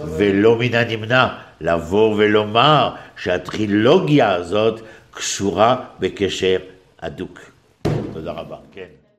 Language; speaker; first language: Hebrew; non-native, fluent; French